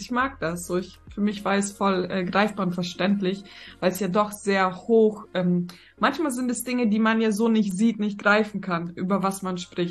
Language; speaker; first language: German; native; German